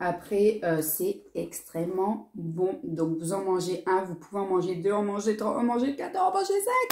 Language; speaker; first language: French; native; French